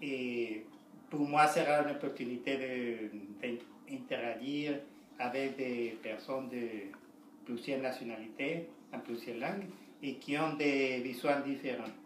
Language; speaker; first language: French; non-native, learner; Spanish